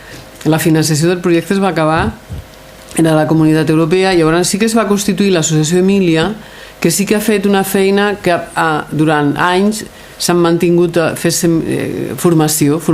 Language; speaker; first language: Catalan; native; Catalan